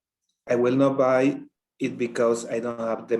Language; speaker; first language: English; non-native, learner; Spanish